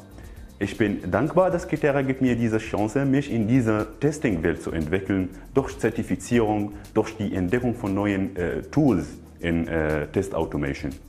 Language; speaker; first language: German; non-native, fluent; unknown